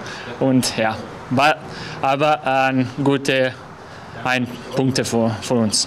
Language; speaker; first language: German; non-native, learner; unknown